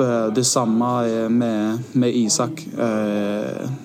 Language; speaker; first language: Swedish; non-native, fluent; Danish